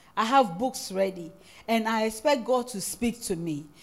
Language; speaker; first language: English; non-native, local second language; Akan